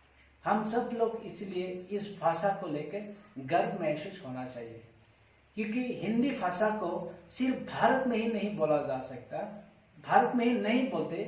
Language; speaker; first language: Hindi; non-native, local second language; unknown